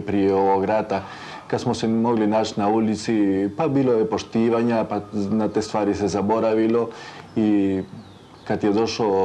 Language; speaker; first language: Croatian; early bilingual, heritage; Croatian